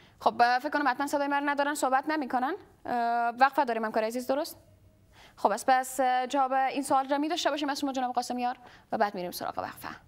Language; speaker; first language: Persian; native; Persian